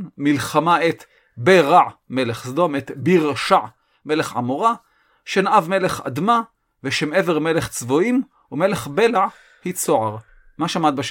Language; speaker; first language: Hebrew; native; Hebrew